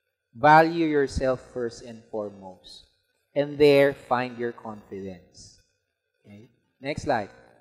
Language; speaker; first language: English; non-native, local second language; Filipino